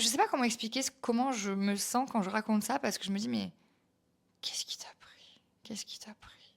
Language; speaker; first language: French; native; French